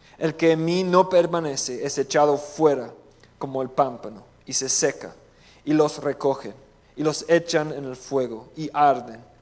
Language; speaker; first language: Spanish; non-native, fluent; English